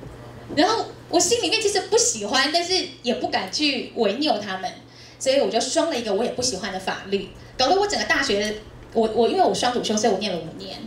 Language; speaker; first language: Chinese; native; Chinese